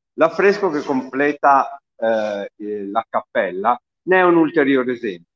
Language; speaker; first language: Italian; native; Italian